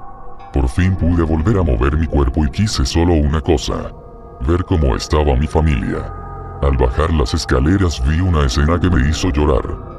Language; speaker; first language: Spanish; native; Spanish